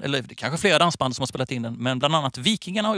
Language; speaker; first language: Swedish; native; Swedish